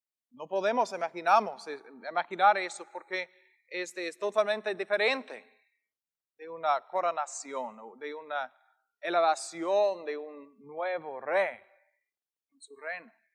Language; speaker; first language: Spanish; non-native, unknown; English